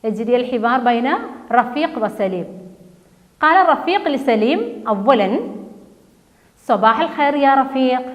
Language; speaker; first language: Arabic; non-native, fluent; Malayalam